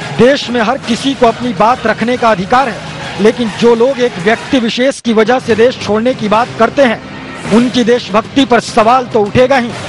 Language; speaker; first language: Hindi; native; Hindi